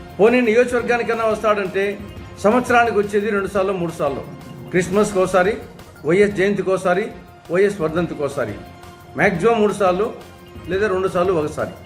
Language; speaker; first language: Telugu; native; Telugu